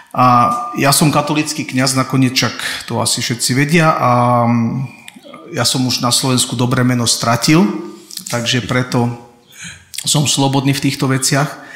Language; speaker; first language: Slovak; native; Slovak